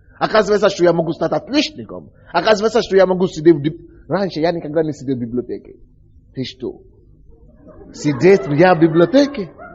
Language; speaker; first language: Russian; non-native, fluent; Yoruba